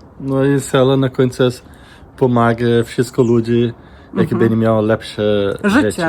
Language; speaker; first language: Polish; non-native, learner; Portuguese